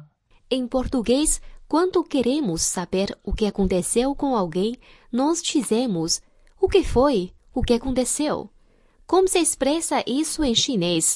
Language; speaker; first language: Portuguese; non-native, fluent; Chinese